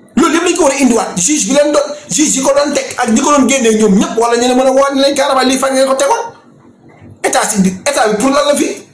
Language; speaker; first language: Wolof; non-native, local second language; Fula